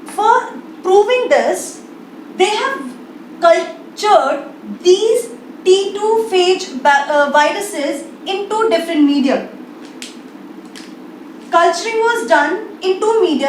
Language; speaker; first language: English; non-native, local second language; Hindi